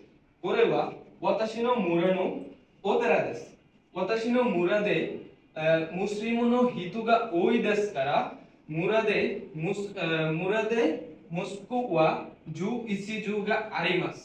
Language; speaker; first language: Japanese; non-native, learner; Bangla